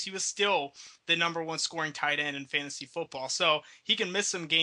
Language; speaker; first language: English; native; English